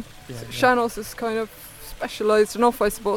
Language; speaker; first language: English; native; English